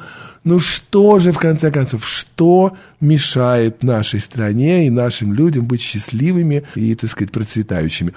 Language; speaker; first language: Russian; native; Russian